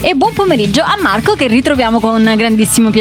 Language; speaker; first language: Italian; native; Italian